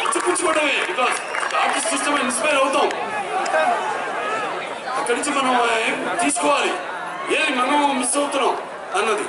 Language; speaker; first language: Telugu; native; Telugu